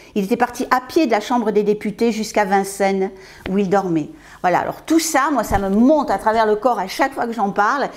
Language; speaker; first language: French; native; French